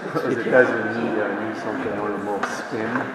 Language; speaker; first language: French; non-native, fluent; English